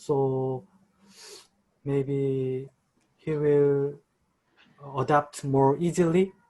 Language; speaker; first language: English; non-native, learner; Korean